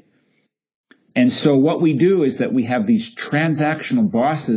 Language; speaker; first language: English; native; English